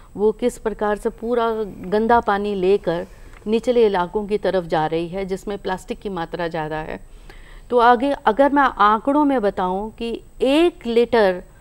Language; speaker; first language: Hindi; native; Hindi